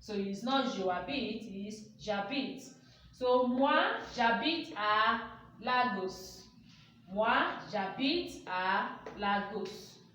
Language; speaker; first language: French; non-native, fluent; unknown